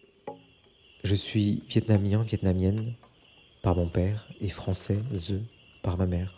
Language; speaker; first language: French; native; French